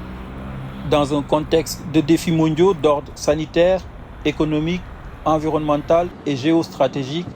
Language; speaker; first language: French; native; French